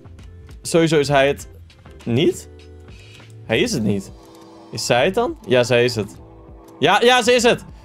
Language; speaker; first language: Dutch; native; Dutch